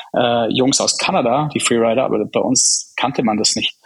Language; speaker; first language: German; early bilingual, other home language; Czech